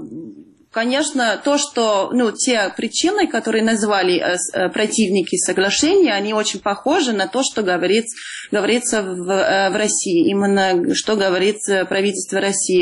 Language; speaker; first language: Russian; non-native, fluent; Dutch